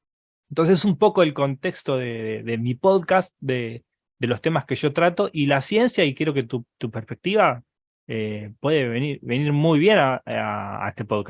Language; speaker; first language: Spanish; native; Spanish